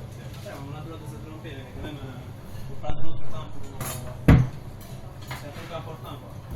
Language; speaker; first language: French; non-native, fluent; Italian